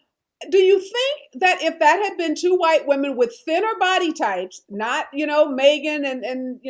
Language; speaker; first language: English; native; English